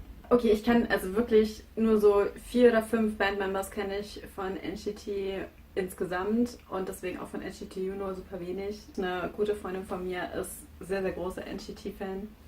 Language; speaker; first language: German; native; German